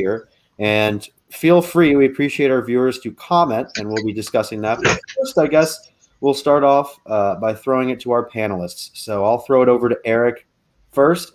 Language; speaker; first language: English; native; English